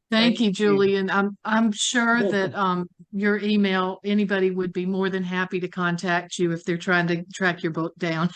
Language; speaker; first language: English; native; English